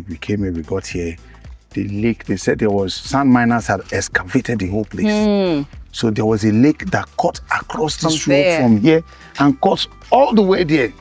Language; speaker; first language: English; non-native, local second language; Igbo